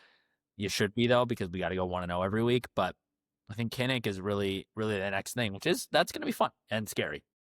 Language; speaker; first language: English; native; English